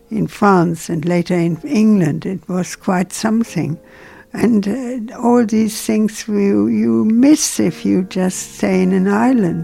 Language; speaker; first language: English; non-native, fluent; German